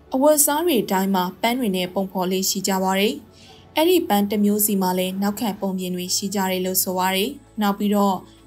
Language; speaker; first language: Burmese; native; Burmese